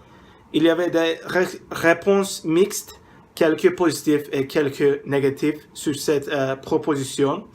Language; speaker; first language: French; non-native, learner; English